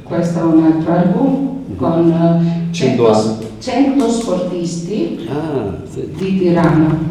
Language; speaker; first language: Italian; non-native, learner; Albanian